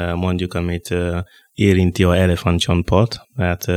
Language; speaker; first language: Hungarian; non-native, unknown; Mossi